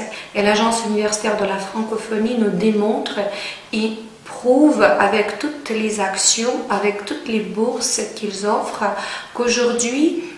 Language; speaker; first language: French; non-native, fluent; Russian